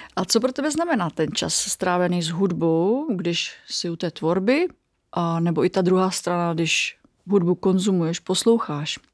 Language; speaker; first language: Czech; native; Czech